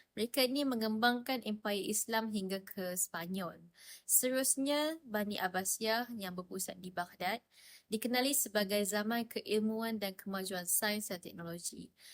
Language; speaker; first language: Malay; native; Malay